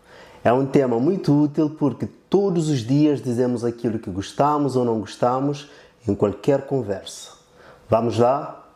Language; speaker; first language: Portuguese; non-native, local second language; Kabuverdianu